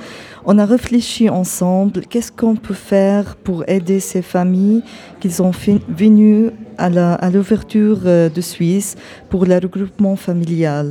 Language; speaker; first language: French; non-native, fluent; Arabic